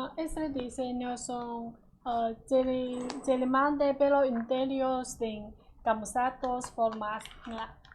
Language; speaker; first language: Spanish; non-native, learner; Chinese